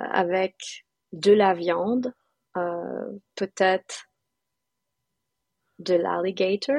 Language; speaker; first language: French; non-native, fluent; English